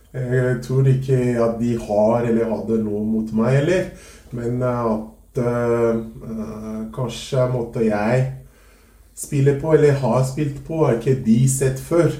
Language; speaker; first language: Norwegian; non-native, fluent; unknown